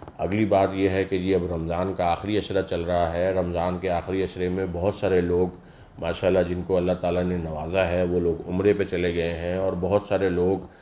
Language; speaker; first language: Urdu; native; Urdu